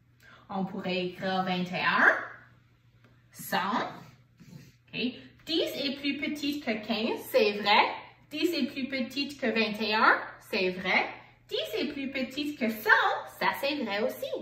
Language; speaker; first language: French; non-native, local second language; English